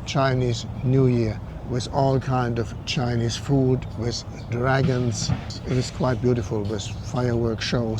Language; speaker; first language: English; non-native, fluent; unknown